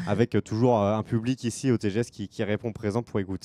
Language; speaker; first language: French; native; French